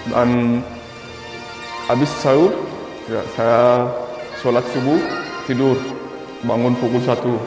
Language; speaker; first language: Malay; non-native, fluent; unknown